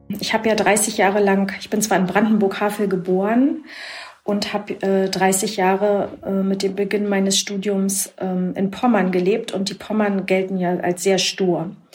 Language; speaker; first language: German; native; German